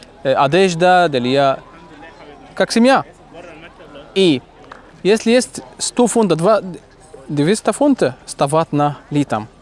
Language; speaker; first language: Russian; non-native, learner; Arabic